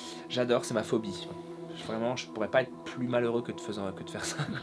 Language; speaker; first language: French; native; French